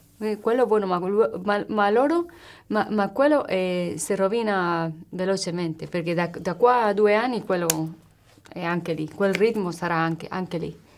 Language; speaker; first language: Italian; non-native, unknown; Spanish